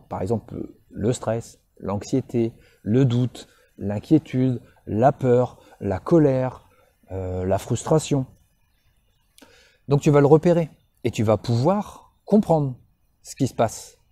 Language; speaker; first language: French; native; French